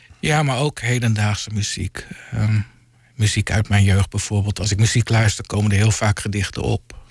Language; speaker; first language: Dutch; native; Dutch